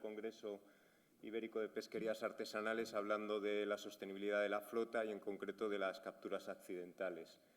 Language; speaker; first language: Spanish; native; Spanish